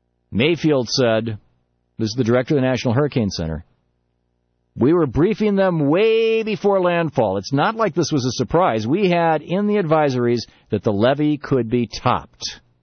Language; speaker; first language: English; native; English